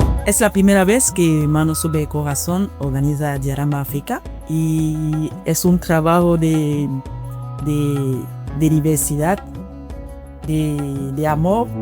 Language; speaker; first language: Spanish; non-native, fluent; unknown